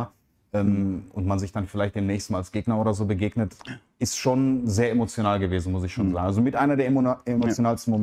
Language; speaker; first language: German; native; German